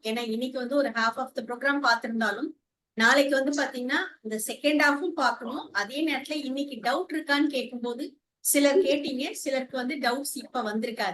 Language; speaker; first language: Tamil; native; Tamil